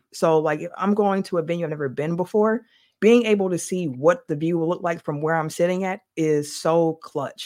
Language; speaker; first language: English; native; English